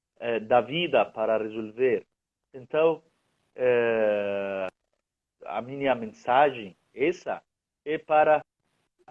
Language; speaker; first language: Portuguese; non-native, fluent; Arabic